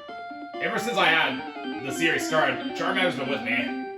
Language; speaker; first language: English; native; English